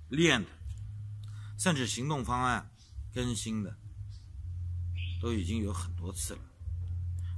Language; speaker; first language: Chinese; native; Chinese